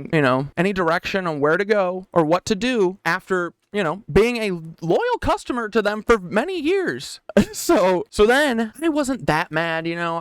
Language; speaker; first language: English; native; English